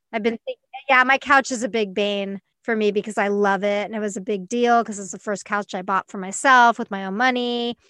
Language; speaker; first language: English; native; English